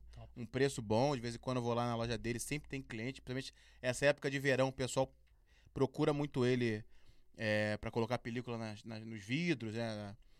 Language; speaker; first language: Portuguese; native; Portuguese